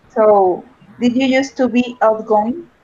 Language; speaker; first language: English; non-native, learner; Spanish